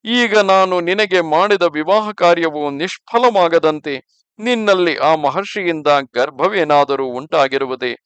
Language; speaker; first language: Kannada; native; Kannada